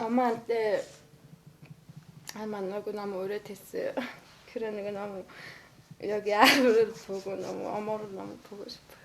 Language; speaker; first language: Korean; non-native, learner; Mongolian